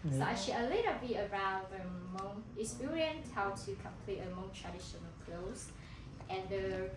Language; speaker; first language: English; non-native, learner; Hmong